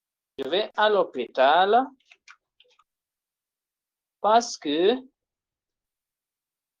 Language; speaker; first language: French; non-native, fluent; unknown